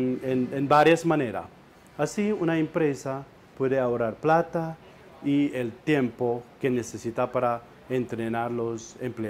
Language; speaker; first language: Spanish; non-native, fluent; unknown